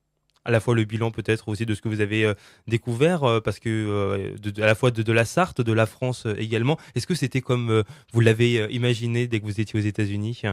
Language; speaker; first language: French; native; French